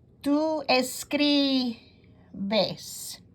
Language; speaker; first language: Spanish; non-native, fluent; English